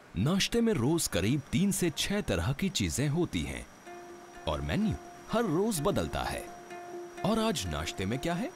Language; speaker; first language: Hindi; native; Hindi